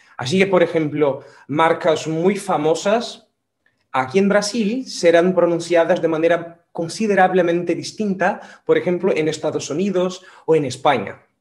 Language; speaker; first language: Spanish; non-native, fluent; Portuguese